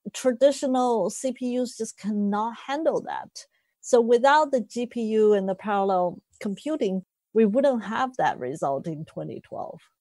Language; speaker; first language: English; non-native, fluent; Chinese